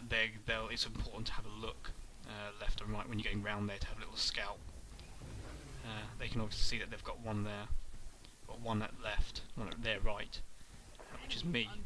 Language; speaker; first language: English; native; English